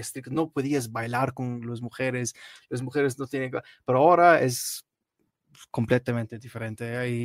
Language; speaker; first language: Spanish; non-native, learner; Arabic